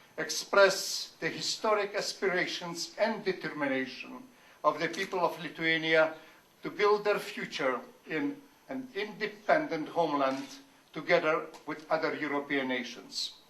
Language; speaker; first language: English; non-native, fluent; Lithuanian